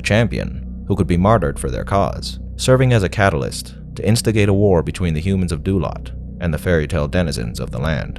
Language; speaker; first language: English; native; English